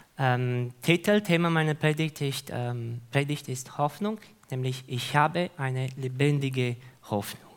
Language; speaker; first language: German; non-native, fluent; Hungarian